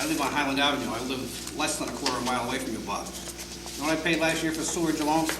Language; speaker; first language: English; native; English